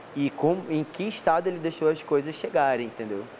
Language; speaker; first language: Portuguese; native; Portuguese